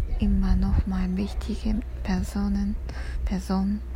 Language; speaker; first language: German; non-native, learner; Japanese